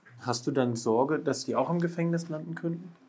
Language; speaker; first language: German; native; German